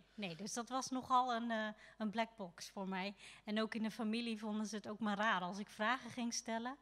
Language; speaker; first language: Dutch; native; Dutch